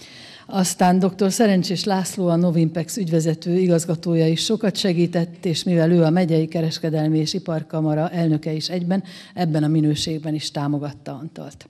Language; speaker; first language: Hungarian; native; Hungarian